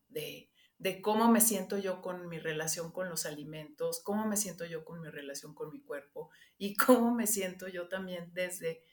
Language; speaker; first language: Spanish; non-native, local second language; English